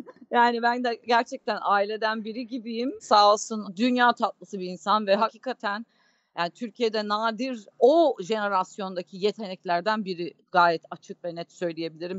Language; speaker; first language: Turkish; non-native, fluent; English